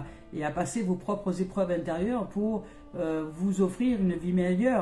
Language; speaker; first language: French; native; French